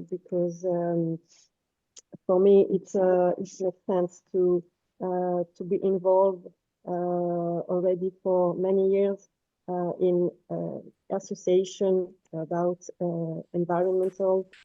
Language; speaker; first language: English; non-native, fluent; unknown